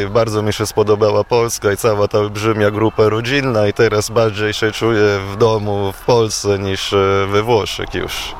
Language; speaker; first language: Polish; non-native, fluent; Italian